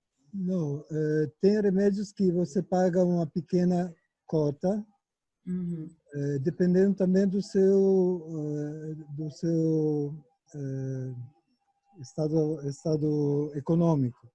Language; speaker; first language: Portuguese; non-native, fluent; Italian